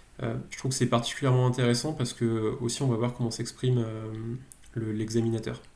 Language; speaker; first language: French; native; French